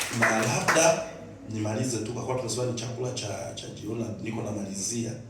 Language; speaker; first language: Swahili; native; Swahili